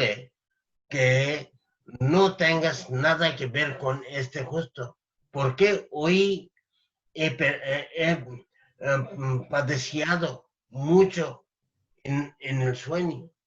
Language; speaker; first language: Spanish; non-native, learner; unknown